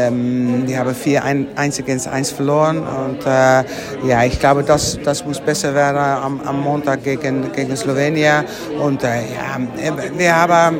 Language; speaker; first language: German; non-native, learner; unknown